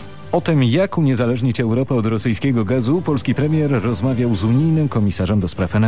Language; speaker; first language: Polish; native; Polish